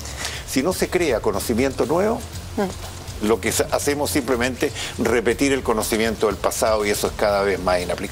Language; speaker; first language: Spanish; native; Spanish